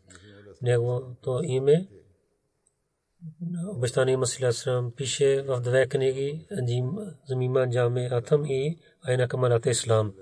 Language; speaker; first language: Bulgarian; non-native, learner; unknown